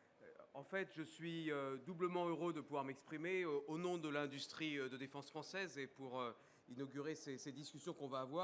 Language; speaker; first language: French; native; French